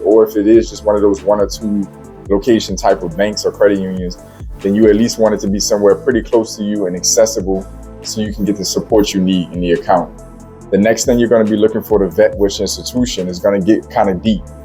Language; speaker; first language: English; native; English